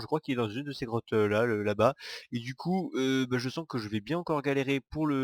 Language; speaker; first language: French; native; French